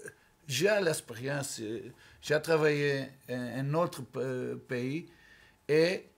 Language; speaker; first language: French; non-native, learner; Portuguese